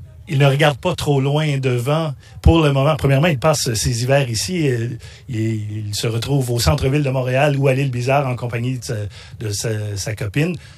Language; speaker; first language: French; native; French